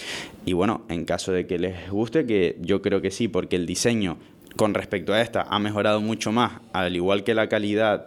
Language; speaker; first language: Spanish; native; Spanish